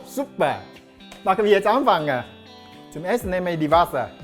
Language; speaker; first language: German; non-native, learner; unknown